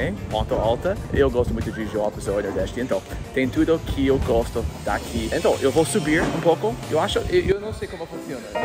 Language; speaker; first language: Portuguese; non-native, fluent; English